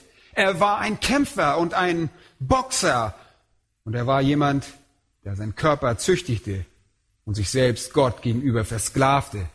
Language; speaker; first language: German; native; German